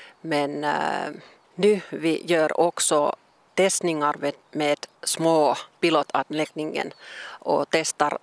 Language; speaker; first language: Swedish; non-native, local second language; Finnish